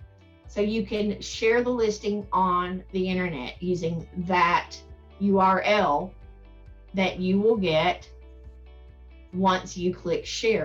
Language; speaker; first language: English; native; English